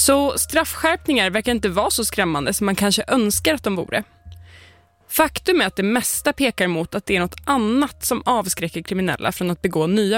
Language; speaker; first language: Swedish; native; Swedish